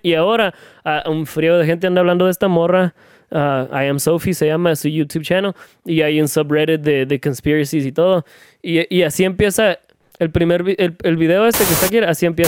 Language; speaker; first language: Spanish; native; Spanish